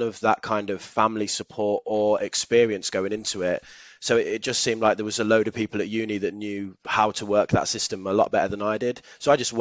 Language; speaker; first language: English; native; English